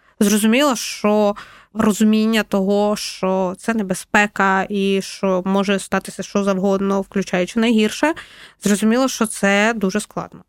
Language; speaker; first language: Ukrainian; non-native, local second language; Russian